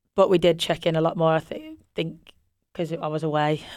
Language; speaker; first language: English; native; English